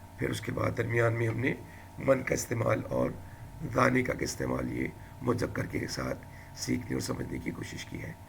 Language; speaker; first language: Urdu; native; Urdu